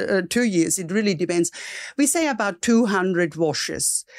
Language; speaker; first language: English; non-native, fluent; German